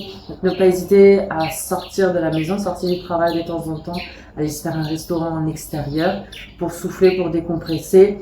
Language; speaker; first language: French; native; French